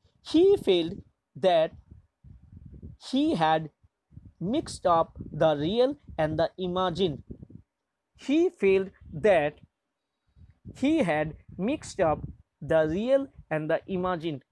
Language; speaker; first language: English; non-native, local second language; Bangla